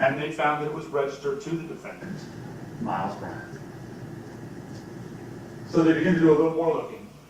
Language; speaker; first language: English; native; English